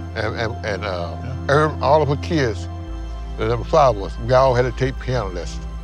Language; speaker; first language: English; native; English